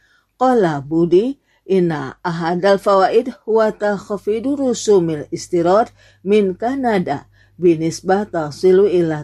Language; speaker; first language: Arabic; non-native, fluent; Indonesian